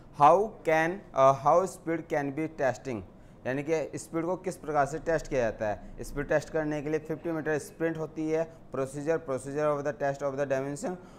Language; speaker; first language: Hindi; native; Hindi